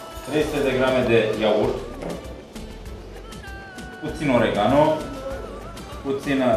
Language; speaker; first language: Romanian; non-native, learner; Turkish